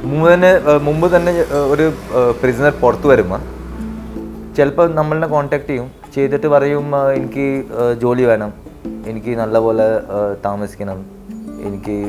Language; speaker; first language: Malayalam; early bilingual, heritage; Malayalam